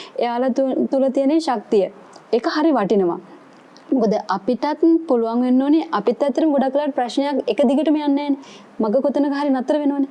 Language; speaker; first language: Sinhala; native; Sinhala